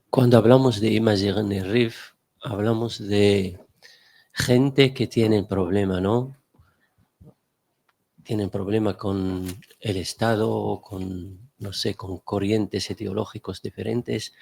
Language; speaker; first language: Spanish; non-native, fluent; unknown